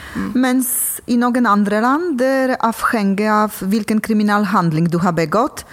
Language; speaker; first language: Norwegian; non-native, fluent; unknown